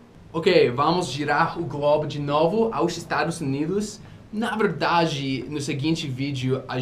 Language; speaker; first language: Portuguese; non-native, fluent; English